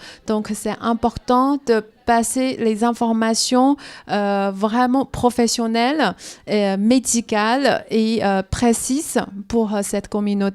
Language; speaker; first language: French; non-native, fluent; Chinese